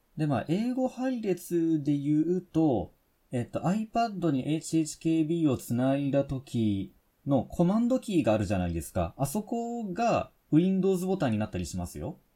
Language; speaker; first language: Japanese; native; Japanese